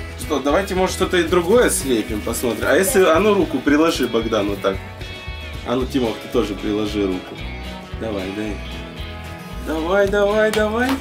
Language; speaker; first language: Russian; native; Russian